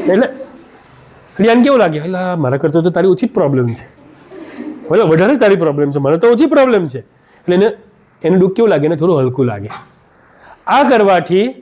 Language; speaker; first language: Gujarati; native; Gujarati